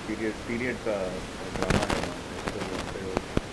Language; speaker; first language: Hindi; non-native, local second language; Tamil